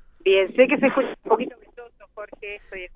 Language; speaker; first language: Spanish; native; Spanish